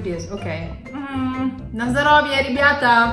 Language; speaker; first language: English; non-native, fluent; Italian